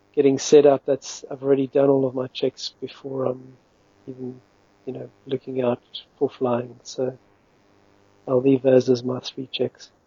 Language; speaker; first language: English; native; English